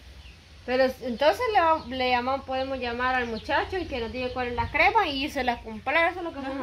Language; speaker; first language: Spanish; native; Spanish